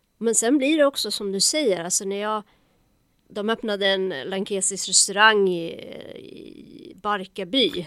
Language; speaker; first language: Swedish; native; Swedish